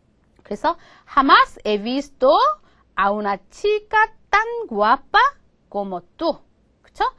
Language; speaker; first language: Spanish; non-native, fluent; Korean